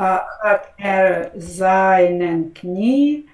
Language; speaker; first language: German; non-native, learner; Ukrainian